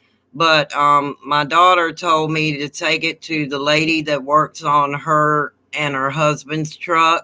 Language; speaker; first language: English; native; English